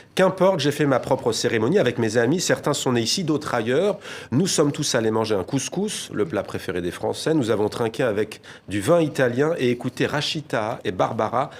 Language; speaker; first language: French; native; French